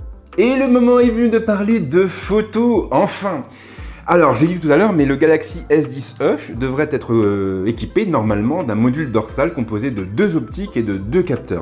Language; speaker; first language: French; native; French